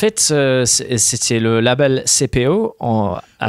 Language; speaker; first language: French; non-native, fluent; English